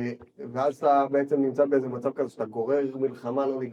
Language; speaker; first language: Hebrew; native; Hebrew